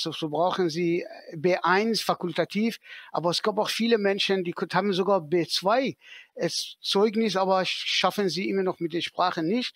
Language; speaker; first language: German; non-native, fluent; Persian